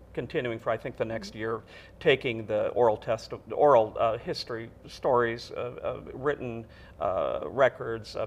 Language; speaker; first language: English; native; English